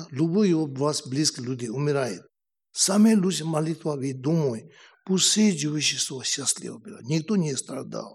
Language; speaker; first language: Russian; non-native, learner; Tibetan